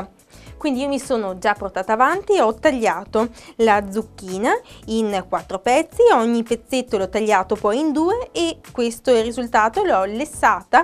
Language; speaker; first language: Italian; native; Italian